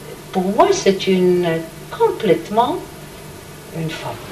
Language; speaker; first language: French; non-native, learner; Hebrew